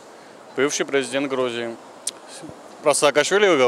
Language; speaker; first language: Russian; non-native, fluent; Georgian